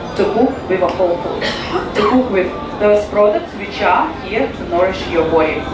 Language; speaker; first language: English; non-native, fluent; Russian